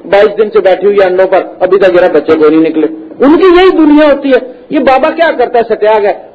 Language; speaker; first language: Urdu; non-native, local second language; Punjabi